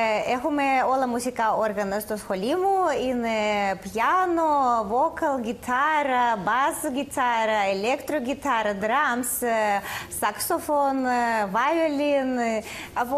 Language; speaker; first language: Greek; non-native, learner; Russian